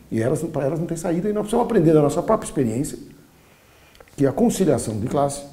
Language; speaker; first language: Portuguese; early bilingual, other home language; Polish